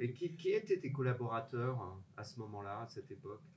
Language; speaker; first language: French; native; French